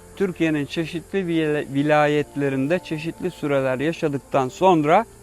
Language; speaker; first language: Turkish; native; Turkish